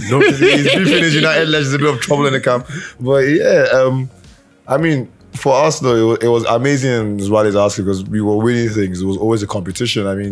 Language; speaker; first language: English; native; English